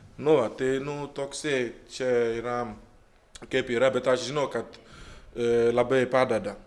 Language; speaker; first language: Lithuanian; non-native, learner; Igbo